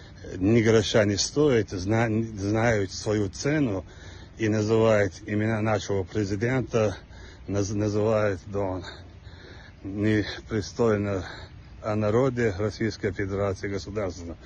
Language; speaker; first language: Russian; non-native, local second language; Chechen